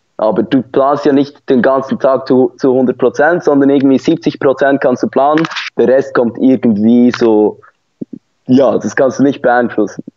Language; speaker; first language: German; native; German